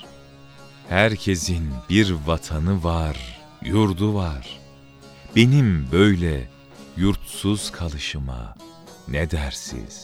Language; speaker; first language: Turkish; native; Turkish